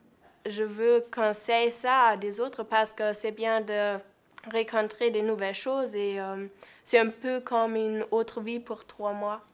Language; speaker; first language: French; non-native, learner; German